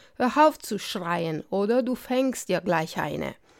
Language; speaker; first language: German; non-native, fluent; Italian